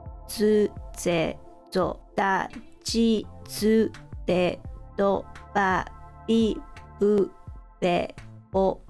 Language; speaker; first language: Japanese; non-native, learner; English